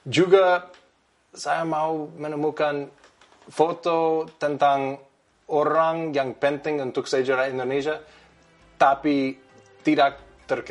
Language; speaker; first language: Indonesian; non-native, learner; English